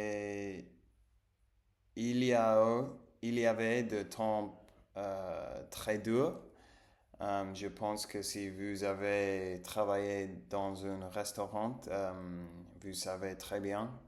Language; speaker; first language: French; non-native, learner; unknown